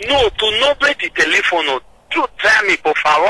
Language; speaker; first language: Spanish; non-native, learner; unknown